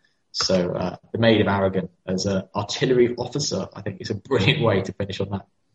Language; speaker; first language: English; native; English